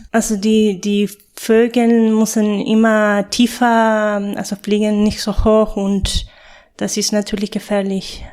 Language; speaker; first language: German; non-native, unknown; Spanish